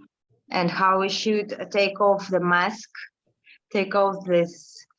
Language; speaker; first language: English; non-native, learner; Russian